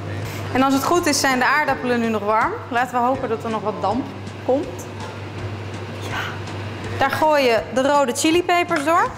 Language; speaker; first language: Dutch; non-native, fluent; Italian